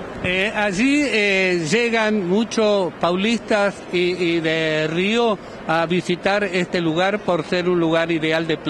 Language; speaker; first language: Spanish; native; Spanish